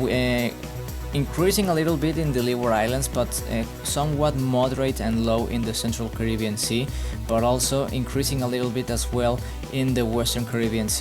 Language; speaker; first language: English; non-native, fluent; Spanish